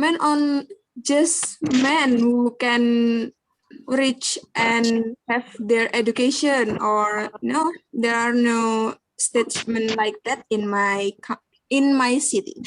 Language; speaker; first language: English; non-native, learner; Indonesian